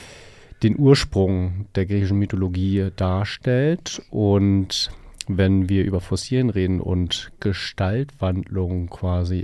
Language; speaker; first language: German; native; German